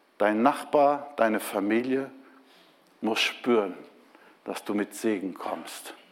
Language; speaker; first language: German; non-native, fluent; Portuguese